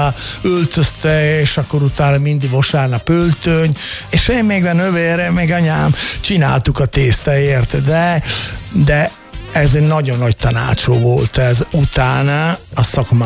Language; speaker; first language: Hungarian; non-native, fluent; Italian